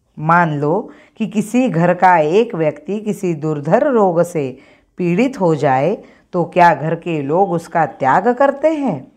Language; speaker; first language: Hindi; non-native, local second language; Marathi